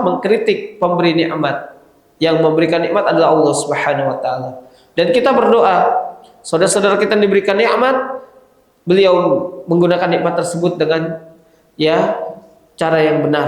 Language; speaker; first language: Indonesian; native; Indonesian